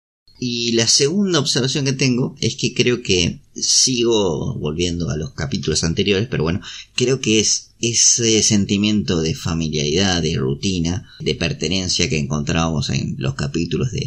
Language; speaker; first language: Spanish; native; Spanish